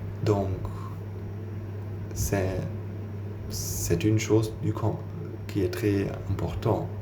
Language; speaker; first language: French; non-native, learner; German